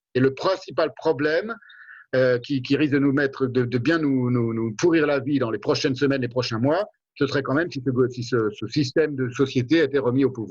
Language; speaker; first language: French; native; French